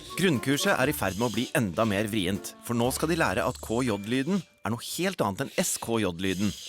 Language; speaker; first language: Norwegian; native; Norwegian